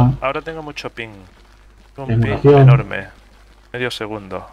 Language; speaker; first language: Spanish; native; Spanish